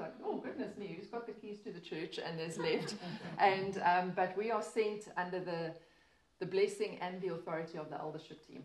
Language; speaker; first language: English; native; English